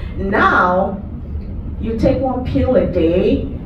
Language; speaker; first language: English; native; English